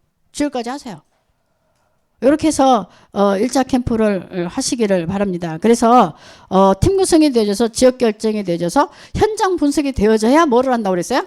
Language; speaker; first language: Korean; native; Korean